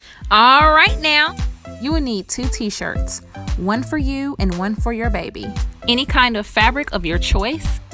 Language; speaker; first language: English; native; English